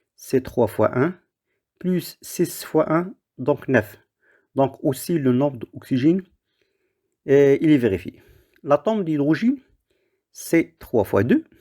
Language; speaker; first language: French; non-native, local second language; Arabic